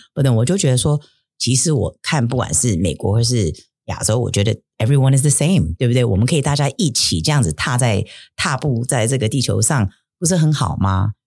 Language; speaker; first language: Chinese; early bilingual, heritage; Chinese